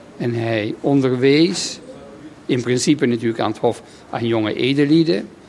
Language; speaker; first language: Dutch; native; Dutch